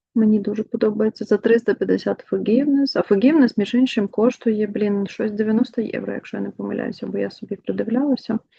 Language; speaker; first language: Ukrainian; non-native, local second language; Russian